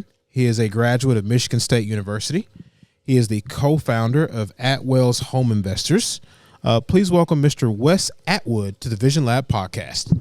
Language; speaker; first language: English; native; English